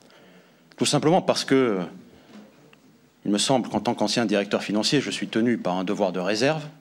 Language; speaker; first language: French; native; French